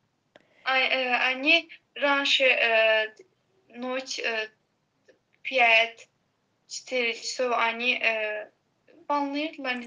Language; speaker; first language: Russian; non-native, learner; Azerbaijani